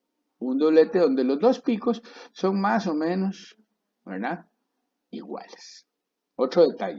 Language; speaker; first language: Spanish; native; Spanish